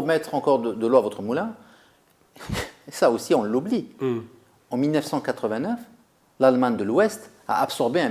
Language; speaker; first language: French; non-native, local second language; Arabic